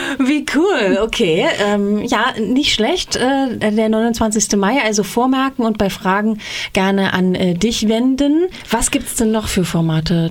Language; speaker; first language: German; native; German